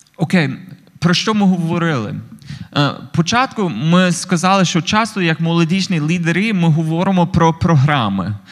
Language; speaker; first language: Ukrainian; non-native, fluent; English